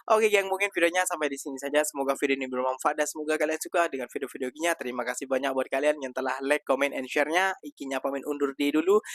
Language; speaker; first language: Indonesian; native; Indonesian